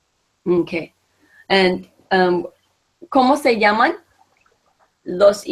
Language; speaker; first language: Spanish; non-native, fluent; English